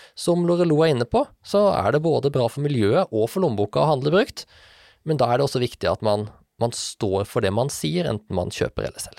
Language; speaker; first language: Norwegian; native; Norwegian